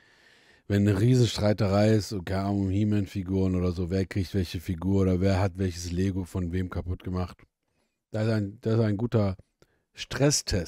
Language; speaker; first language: German; native; German